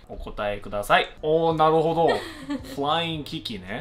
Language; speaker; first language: Japanese; early bilingual, other home language; English